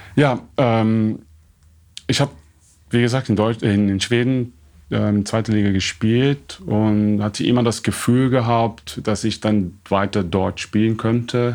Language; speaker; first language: German; non-native, fluent; Portuguese